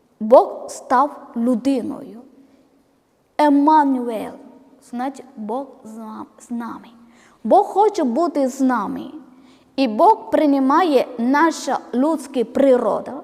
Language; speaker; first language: Ukrainian; non-native, learner; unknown